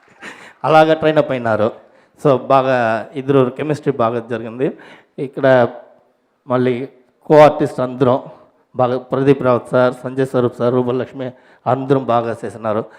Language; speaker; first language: Telugu; non-native, learner; Tamil